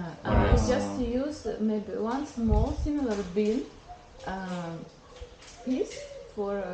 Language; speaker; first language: English; non-native, learner; Russian